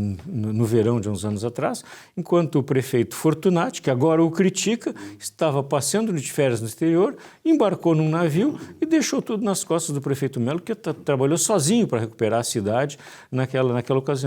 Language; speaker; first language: Portuguese; native; Portuguese